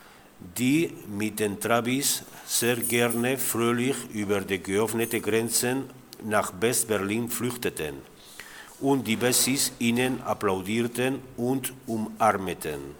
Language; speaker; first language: German; non-native, fluent; Spanish